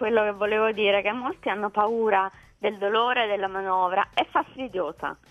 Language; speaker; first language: Italian; native; Italian